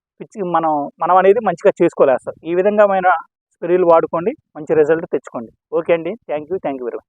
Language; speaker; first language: Telugu; native; Telugu